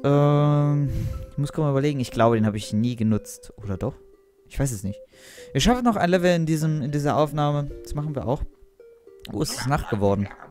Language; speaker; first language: German; native; German